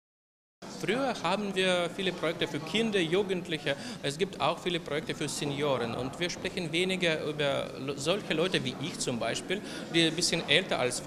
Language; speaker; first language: German; non-native, local second language; Ukrainian